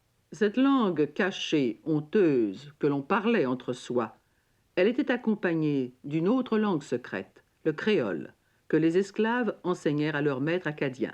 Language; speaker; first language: French; native; French